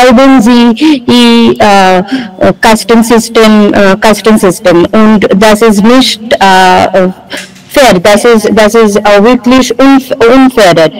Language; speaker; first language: German; non-native, learner; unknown